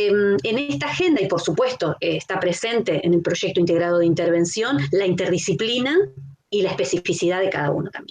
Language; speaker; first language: Spanish; native; Spanish